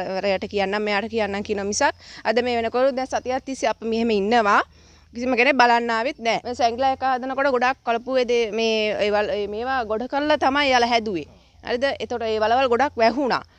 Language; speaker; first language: Sinhala; native; Sinhala